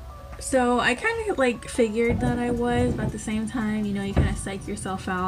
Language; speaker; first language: English; native; English